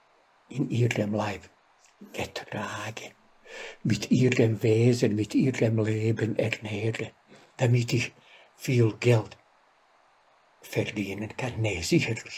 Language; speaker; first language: German; non-native, fluent; Bosnian